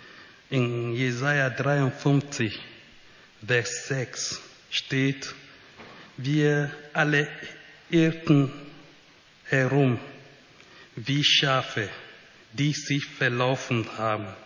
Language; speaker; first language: German; non-native, fluent; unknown